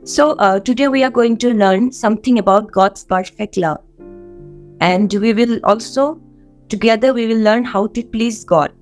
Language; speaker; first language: English; non-native, local second language; Assamese